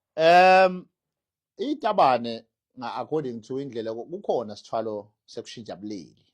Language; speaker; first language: Zulu; non-native, local second language; Swati